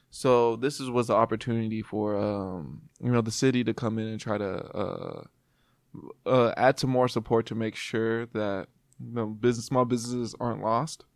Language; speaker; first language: English; native; English